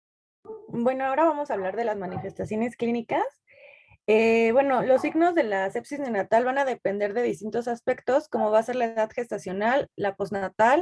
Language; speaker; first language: Spanish; native; Spanish